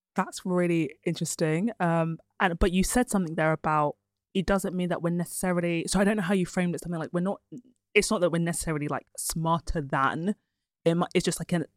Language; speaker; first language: English; early bilingual, other home language; Yoruba